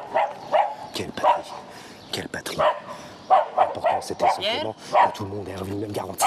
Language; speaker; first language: French; native; French